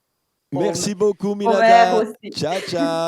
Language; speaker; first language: French; native; French